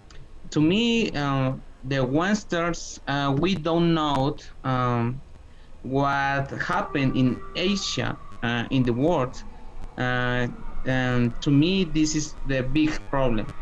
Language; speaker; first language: English; non-native, learner; Spanish